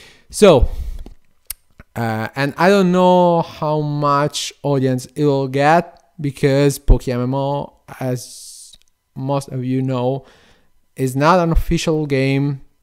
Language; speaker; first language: English; non-native, fluent; Italian